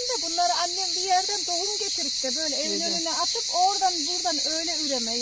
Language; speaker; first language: Turkish; native; Turkish